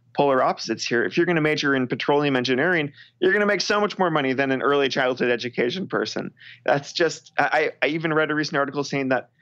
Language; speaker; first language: English; native; English